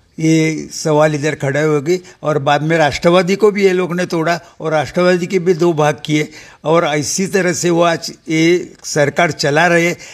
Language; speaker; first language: Hindi; non-native, local second language; Marathi